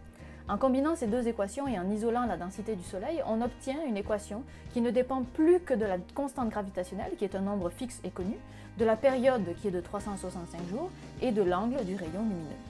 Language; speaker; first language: French; native; French